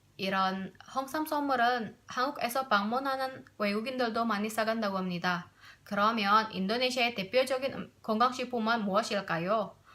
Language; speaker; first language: Korean; non-native, learner; Indonesian